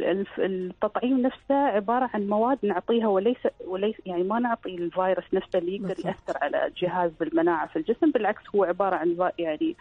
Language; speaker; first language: Arabic; native; Arabic